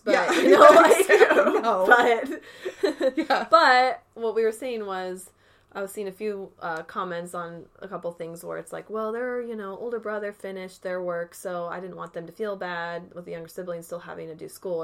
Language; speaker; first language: English; native; English